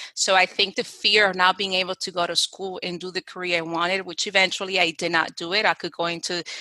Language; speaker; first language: English; non-native, fluent; Spanish